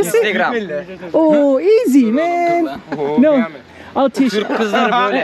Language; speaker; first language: English; non-native, learner; Thai